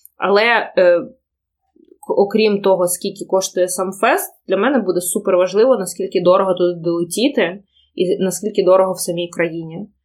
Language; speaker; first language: Ukrainian; non-native, local second language; Russian